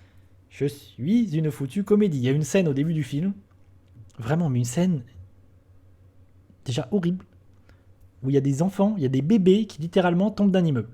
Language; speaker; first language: French; native; French